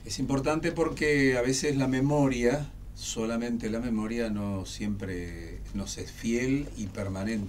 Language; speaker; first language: Spanish; native; Spanish